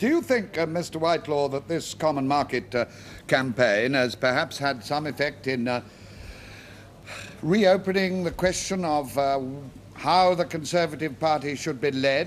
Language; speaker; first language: English; native; English